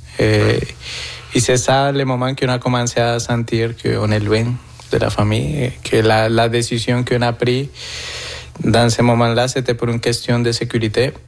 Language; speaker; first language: French; non-native, fluent; Spanish